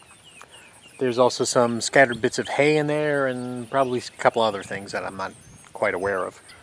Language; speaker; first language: English; native; English